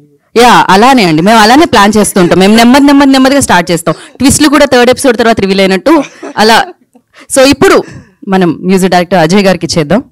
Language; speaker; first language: Telugu; native; Telugu